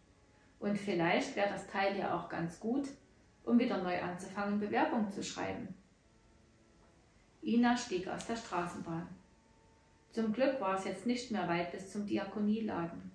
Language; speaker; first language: German; native; German